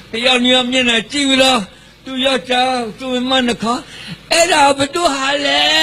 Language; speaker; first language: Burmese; non-native, local second language; Karen languages